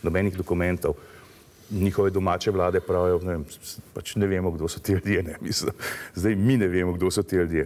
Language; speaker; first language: Slovenian; native; Slovenian